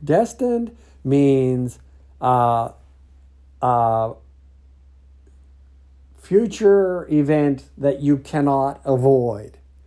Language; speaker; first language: English; native; English